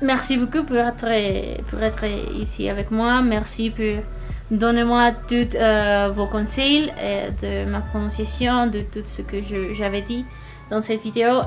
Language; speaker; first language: French; non-native, learner; Spanish